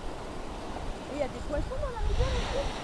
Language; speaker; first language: French; native; French